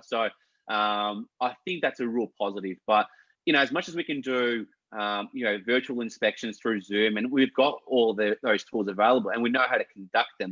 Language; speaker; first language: English; native; English